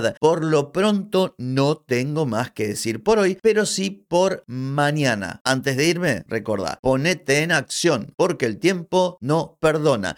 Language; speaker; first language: Spanish; native; Spanish